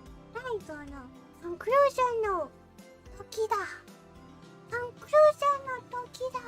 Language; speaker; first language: Japanese; non-native, learner; English